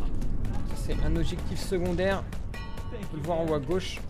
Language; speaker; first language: French; native; French